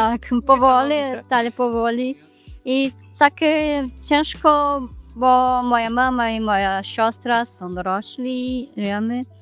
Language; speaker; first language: Polish; non-native, learner; Portuguese